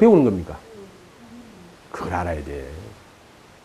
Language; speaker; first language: Korean; native; Korean